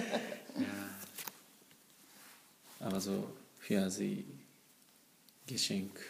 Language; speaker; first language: German; non-native, learner; Japanese